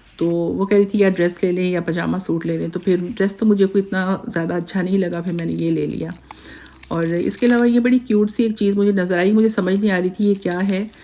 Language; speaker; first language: Urdu; native; Urdu